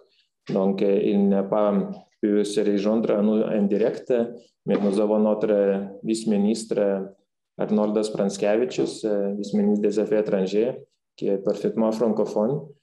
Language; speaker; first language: French; non-native, fluent; Lithuanian